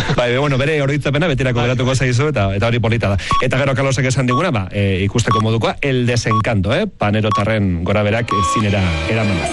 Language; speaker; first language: Basque; native; Basque